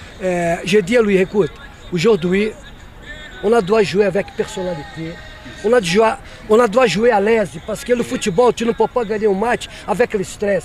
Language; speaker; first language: French; non-native, fluent; Portuguese